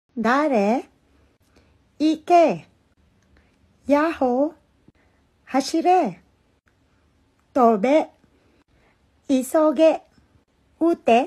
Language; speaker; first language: Japanese; non-native, fluent; Filipino